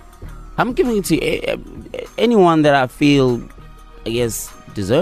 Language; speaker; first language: English; non-native, local second language; Tswana